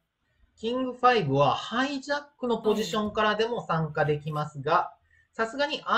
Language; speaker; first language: Japanese; native; Japanese